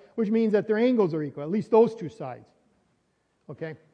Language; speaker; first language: English; native; English